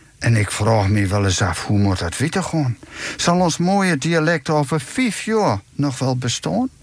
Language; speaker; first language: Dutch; native; Dutch